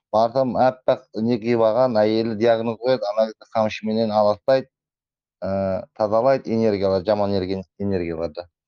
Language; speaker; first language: Kazakh; native; Kazakh